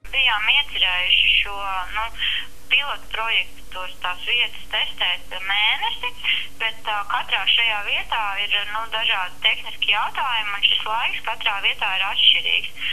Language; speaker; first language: Latvian; native; Latvian